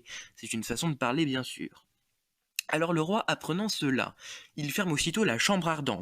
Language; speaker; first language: French; native; French